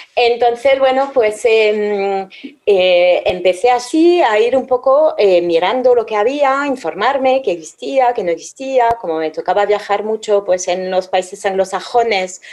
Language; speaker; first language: Spanish; non-native, fluent; French